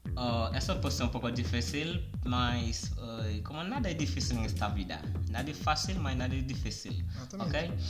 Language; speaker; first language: Portuguese; non-native, learner; Haitian Creole